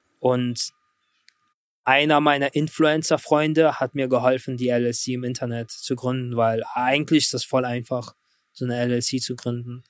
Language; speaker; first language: German; early bilingual, other home language; Russian